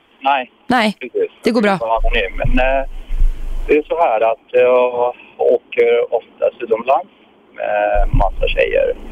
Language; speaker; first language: Swedish; non-native, fluent; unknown